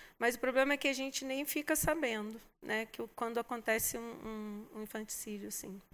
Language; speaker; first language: Portuguese; native; Portuguese